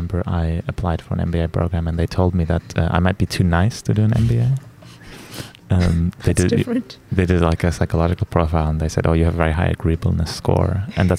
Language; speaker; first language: English; native; English